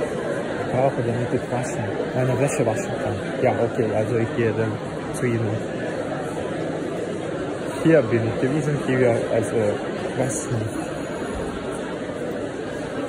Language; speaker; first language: German; non-native, learner; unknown